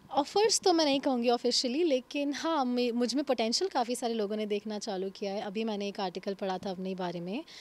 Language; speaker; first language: Hindi; native; Hindi